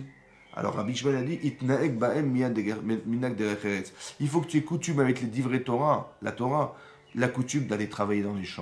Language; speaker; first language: French; native; French